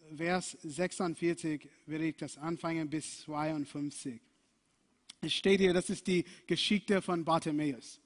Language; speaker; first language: German; non-native, fluent; English